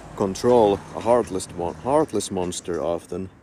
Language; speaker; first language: English; non-native, fluent; Finnish